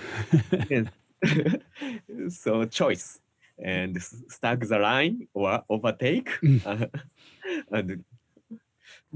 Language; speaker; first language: English; non-native, learner; Japanese